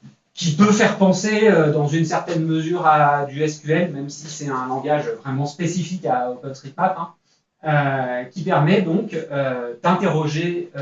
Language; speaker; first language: French; native; French